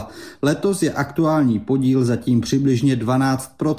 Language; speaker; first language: Czech; native; Czech